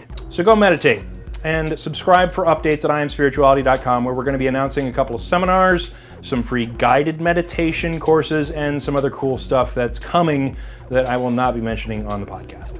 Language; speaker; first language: English; native; English